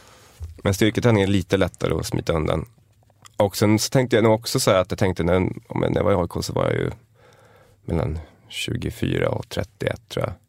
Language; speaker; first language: Swedish; native; Swedish